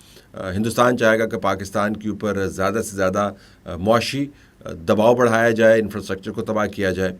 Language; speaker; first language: Urdu; native; Urdu